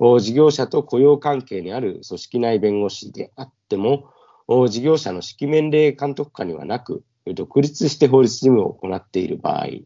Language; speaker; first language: Japanese; native; Japanese